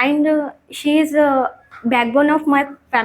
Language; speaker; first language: English; non-native, learner; Kannada